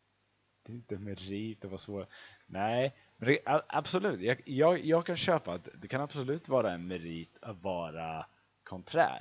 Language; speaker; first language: Swedish; native; Swedish